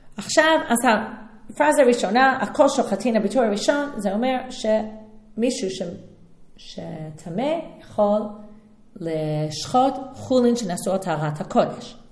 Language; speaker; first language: Hebrew; non-native, fluent; English